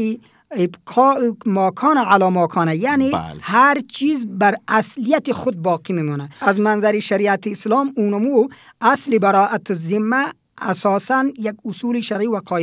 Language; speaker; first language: Persian; native; Persian